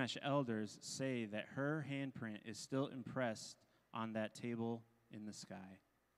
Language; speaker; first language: English; native; English